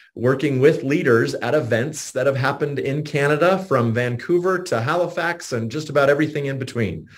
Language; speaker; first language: English; native; English